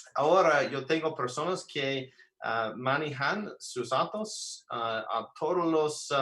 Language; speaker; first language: Spanish; non-native, learner; English